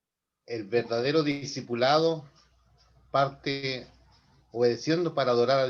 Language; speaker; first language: Spanish; native; Spanish